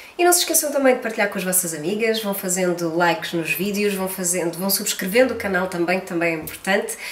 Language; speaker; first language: Portuguese; native; Portuguese